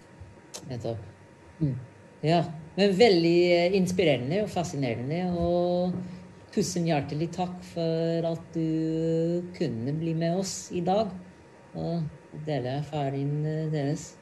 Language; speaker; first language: Norwegian; non-native, fluent; English